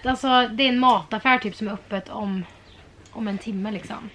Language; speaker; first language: Swedish; native; Swedish